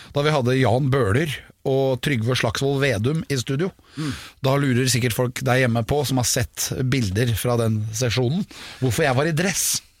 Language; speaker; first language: Norwegian; native; Norwegian